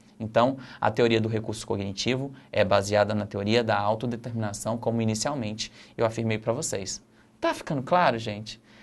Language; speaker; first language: Portuguese; native; Portuguese